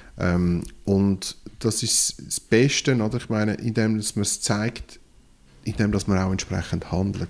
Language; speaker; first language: German; non-native, local second language; French